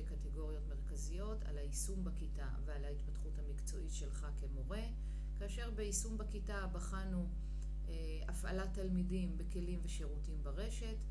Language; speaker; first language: Hebrew; native; Hebrew